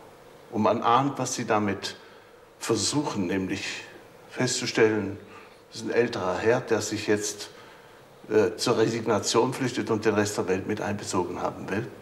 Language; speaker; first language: German; native; German